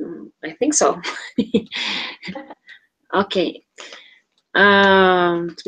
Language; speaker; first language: English; non-native, learner; Spanish